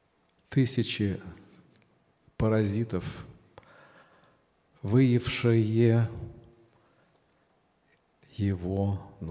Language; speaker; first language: Russian; native; Russian